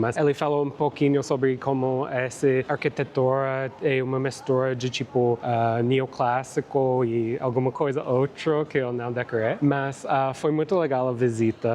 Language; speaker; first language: Portuguese; non-native, fluent; English